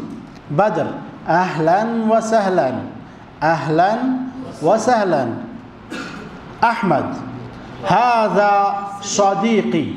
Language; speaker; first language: Arabic; non-native, fluent; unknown